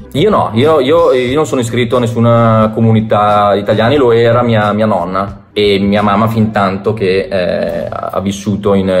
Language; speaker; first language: Italian; native; Italian